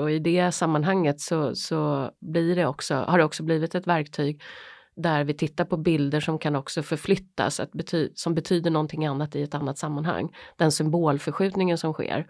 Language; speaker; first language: Swedish; native; Swedish